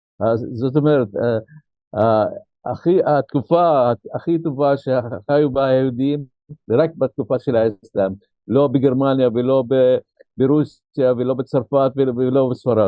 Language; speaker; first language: Hebrew; non-native, local second language; Arabic